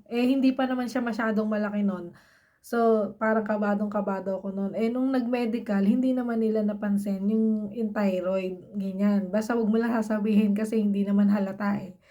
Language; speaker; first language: Filipino; native; Filipino